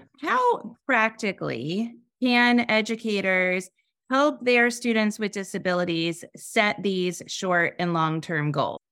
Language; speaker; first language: English; native; English